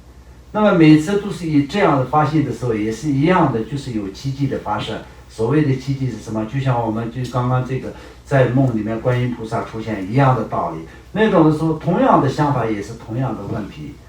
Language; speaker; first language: Chinese; non-native, local second language; Tibetan